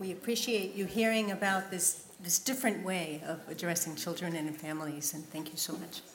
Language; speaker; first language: English; native; English